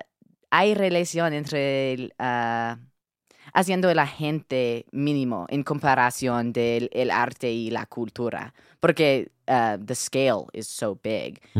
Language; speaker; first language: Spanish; non-native, learner; English